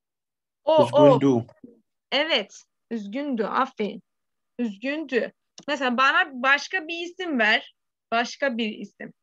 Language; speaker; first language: Turkish; non-native, fluent; Arabic